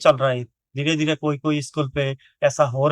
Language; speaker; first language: Hindi; non-native, learner; Bangla